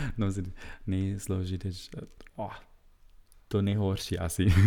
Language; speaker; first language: Czech; non-native, learner; German